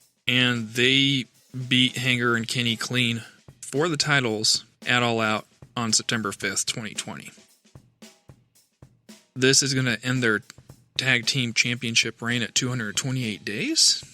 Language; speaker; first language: English; native; English